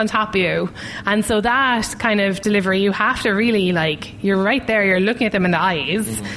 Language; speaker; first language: English; native; English